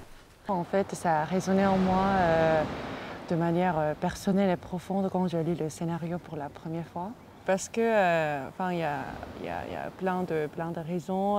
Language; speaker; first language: French; non-native, fluent; Korean